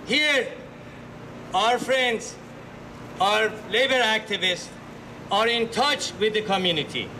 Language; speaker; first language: English; non-native, fluent; Persian